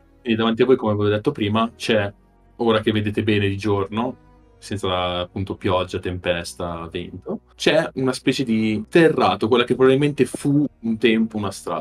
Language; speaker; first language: Italian; native; Italian